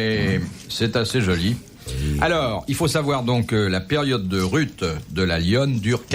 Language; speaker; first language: French; native; French